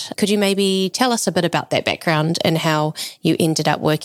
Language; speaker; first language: English; native; English